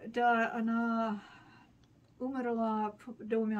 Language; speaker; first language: Russian; non-native, learner; English